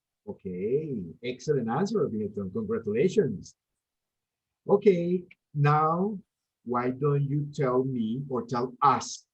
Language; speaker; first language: English; non-native, fluent; Spanish